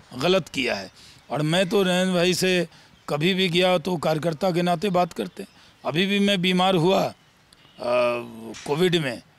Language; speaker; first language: Hindi; native; Hindi